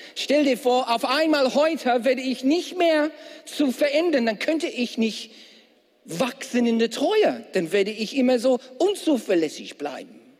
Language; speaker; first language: German; non-native, fluent; English